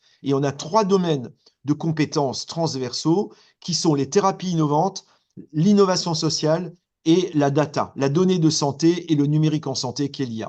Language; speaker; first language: French; native; French